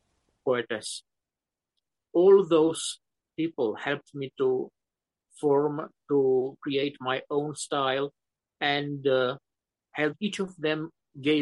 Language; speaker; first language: English; non-native, fluent; Romanian